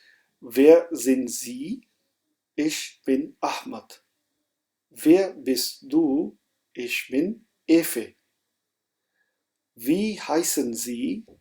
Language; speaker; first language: German; non-native, fluent; Urdu